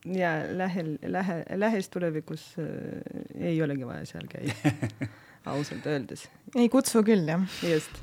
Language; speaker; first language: Estonian; non-native, local second language; Russian